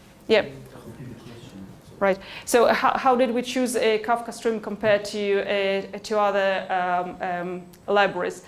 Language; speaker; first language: English; non-native, fluent; Hebrew